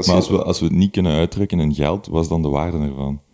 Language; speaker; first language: Dutch; native; Dutch